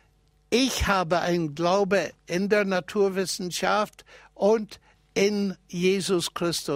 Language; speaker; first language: German; non-native, fluent; English